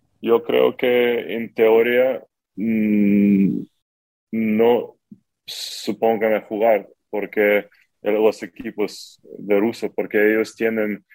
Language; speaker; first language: Spanish; non-native, fluent; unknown